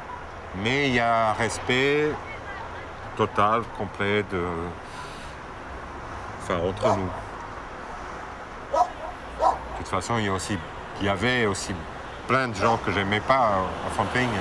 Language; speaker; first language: French; non-native, fluent; Portuguese